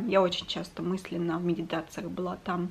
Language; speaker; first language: Russian; native; Russian